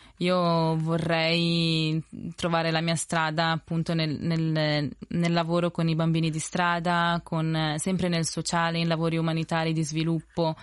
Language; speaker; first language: Italian; early bilingual, other home language; Spanish